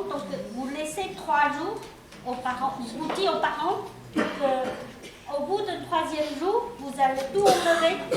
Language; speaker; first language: French; non-native, local second language; Chinese